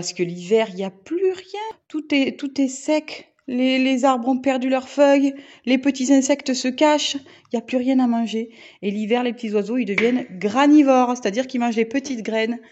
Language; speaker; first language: French; native; French